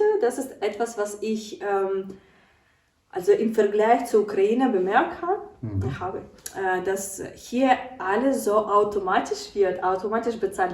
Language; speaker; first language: German; non-native, learner; Ukrainian